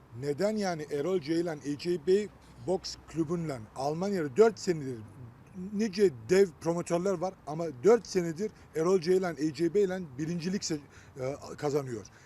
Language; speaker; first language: Turkish; early bilingual, heritage; Turkish